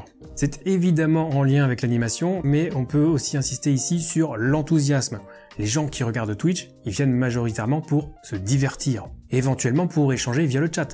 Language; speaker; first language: French; native; French